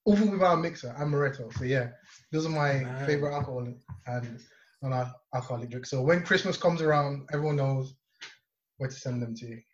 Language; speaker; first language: English; non-native, local second language; Yoruba